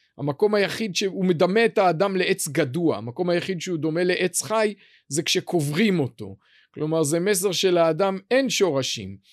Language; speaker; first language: Hebrew; native; Hebrew